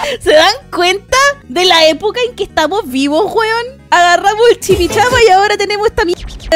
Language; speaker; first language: Spanish; native; Spanish